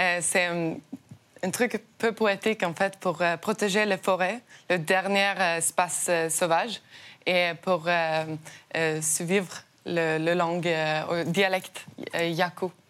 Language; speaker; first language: French; non-native, learner; Norwegian